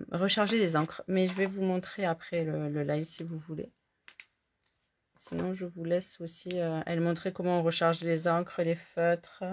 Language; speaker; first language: French; native; French